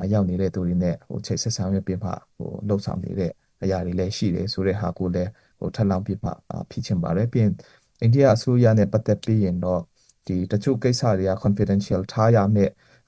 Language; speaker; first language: Burmese; non-native, local second language; Hakha Chin